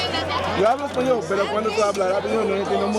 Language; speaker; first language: Spanish; non-native, learner; English